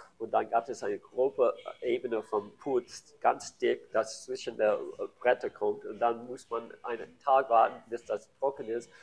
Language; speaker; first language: German; non-native, learner; English